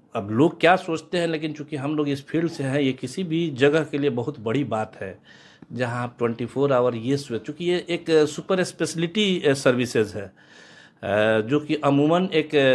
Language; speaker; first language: Hindi; native; Hindi